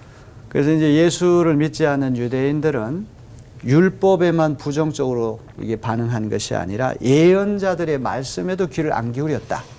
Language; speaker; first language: Korean; native; Korean